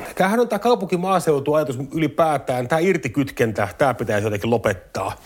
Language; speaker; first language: Finnish; native; Finnish